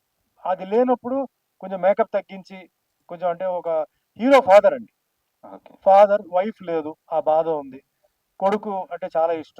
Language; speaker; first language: Telugu; native; Telugu